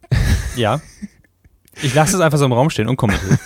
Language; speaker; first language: German; native; German